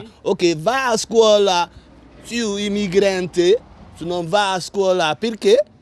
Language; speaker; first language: Italian; non-native, learner; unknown